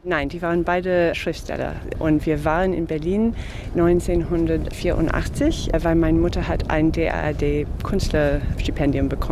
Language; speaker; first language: German; non-native, fluent; English